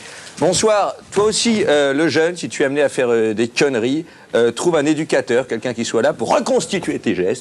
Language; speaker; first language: French; native; French